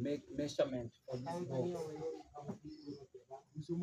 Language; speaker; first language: English; non-native, learner; Swahili